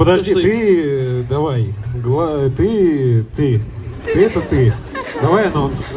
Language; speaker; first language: Russian; native; Russian